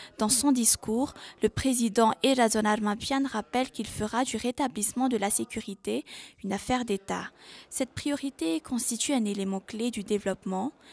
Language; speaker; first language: French; non-native, local second language; Malagasy